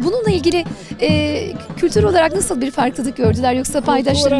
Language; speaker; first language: Turkish; native; Turkish